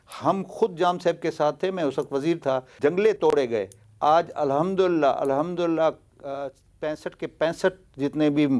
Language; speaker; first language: Urdu; non-native, local second language; Baluchi